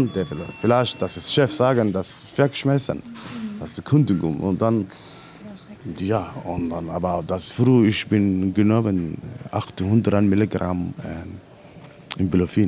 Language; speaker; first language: German; non-native, learner; Somali